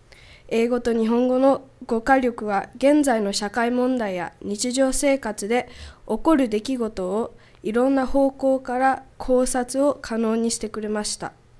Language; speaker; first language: Japanese; non-native, fluent; English